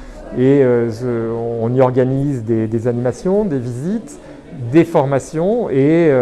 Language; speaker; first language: French; native; French